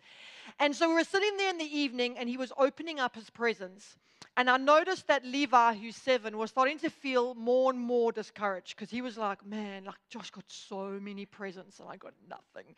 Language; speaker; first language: English; native; English